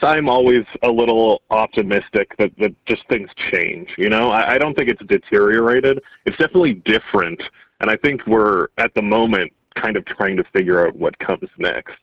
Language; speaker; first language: English; native; English